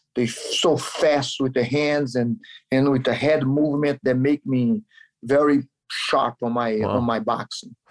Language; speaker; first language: English; non-native, learner; Kyrgyz